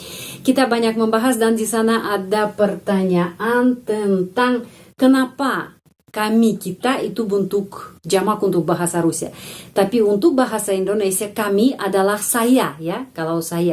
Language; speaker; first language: Indonesian; non-native, fluent; Russian